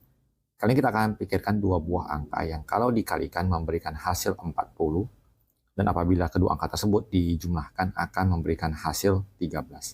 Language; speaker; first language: Indonesian; native; Indonesian